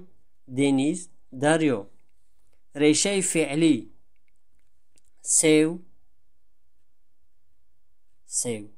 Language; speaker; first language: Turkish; non-native, fluent; Tajik